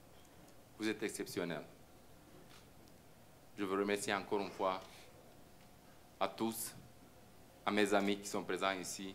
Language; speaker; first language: French; non-native, fluent; Romanian